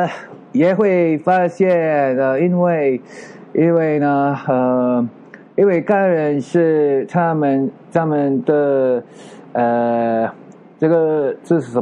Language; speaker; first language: Chinese; non-native, learner; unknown